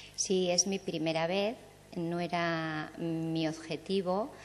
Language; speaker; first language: Spanish; native; Spanish